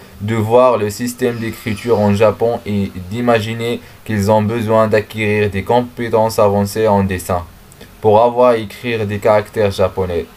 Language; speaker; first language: French; non-native, learner; Arabic